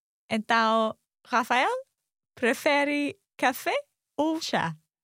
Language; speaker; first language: Portuguese; non-native, learner; English